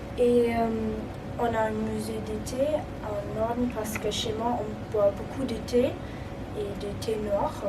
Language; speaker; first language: French; non-native, learner; German